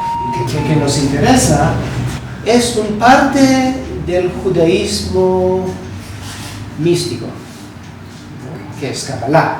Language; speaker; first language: Spanish; non-native, learner; Hebrew